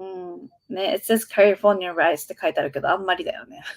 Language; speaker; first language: Japanese; native; Japanese